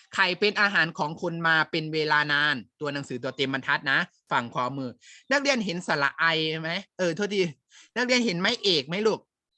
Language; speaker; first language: Thai; native; Thai